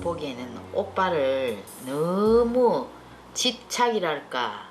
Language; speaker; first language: Korean; native; Korean